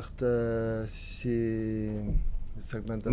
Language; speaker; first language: German; non-native, learner; French